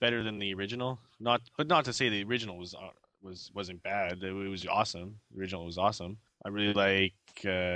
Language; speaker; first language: English; native; English